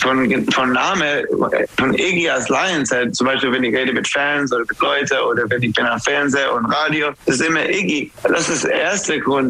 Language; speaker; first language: German; non-native, learner; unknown